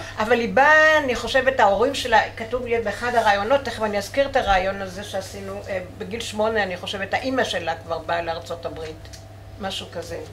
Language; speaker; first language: Hebrew; native; Hebrew